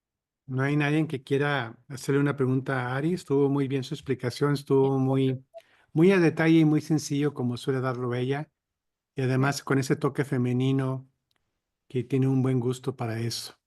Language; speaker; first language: Spanish; native; Spanish